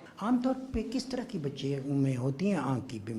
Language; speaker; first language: Urdu; native; Urdu